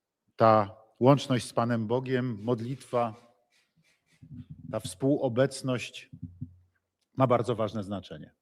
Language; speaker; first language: Polish; native; Polish